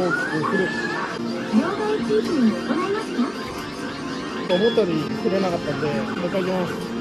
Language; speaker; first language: Japanese; native; Japanese